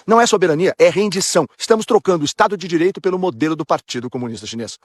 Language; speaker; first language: Portuguese; native; Portuguese